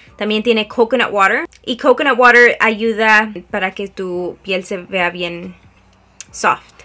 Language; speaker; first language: Spanish; early bilingual, heritage; Spanish